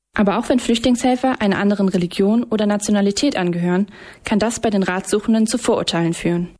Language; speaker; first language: German; native; German